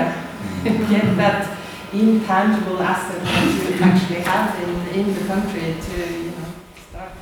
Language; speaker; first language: English; non-native, fluent; Norwegian